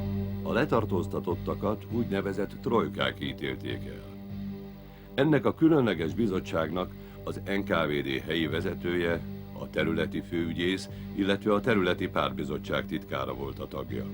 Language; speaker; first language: Hungarian; native; Hungarian